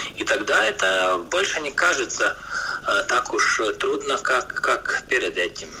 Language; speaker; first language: Russian; non-native, local second language; Latvian